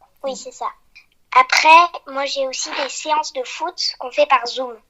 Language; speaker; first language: French; early bilingual, heritage; French